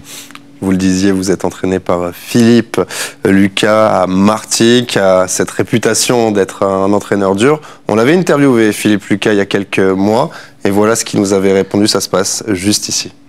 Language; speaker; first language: French; native; French